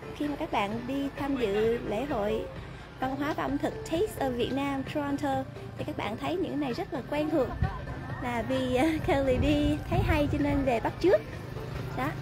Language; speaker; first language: Vietnamese; early bilingual, heritage; Vietnamese